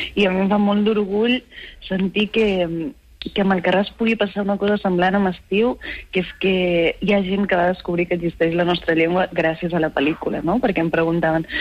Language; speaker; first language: Catalan; native; Catalan